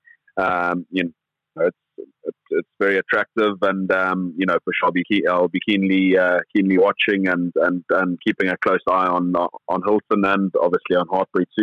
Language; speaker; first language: English; native; English